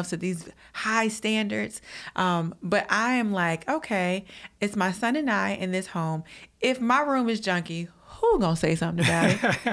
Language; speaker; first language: English; native; English